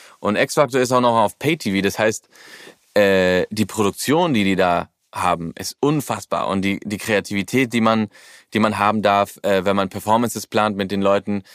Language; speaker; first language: German; early bilingual, heritage; German